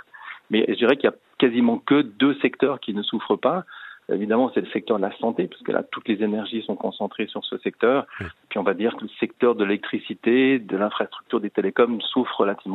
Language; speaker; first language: French; native; French